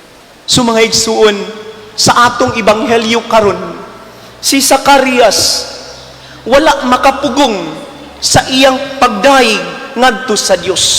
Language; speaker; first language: Cebuano; native; Cebuano